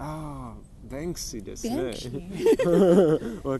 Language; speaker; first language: Japanese; non-native, learner; Czech